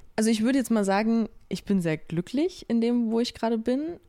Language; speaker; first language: German; native; German